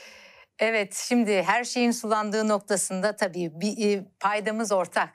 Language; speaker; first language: Turkish; native; Turkish